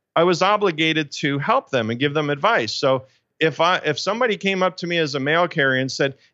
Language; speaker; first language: English; native; English